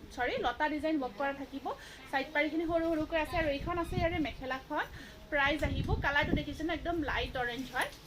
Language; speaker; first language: Assamese; native; Assamese